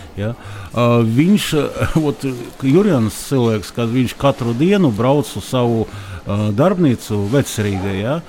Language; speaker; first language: Latvian; non-native, local second language; Russian